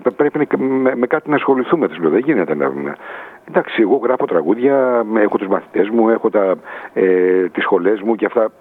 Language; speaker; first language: Greek; native; Greek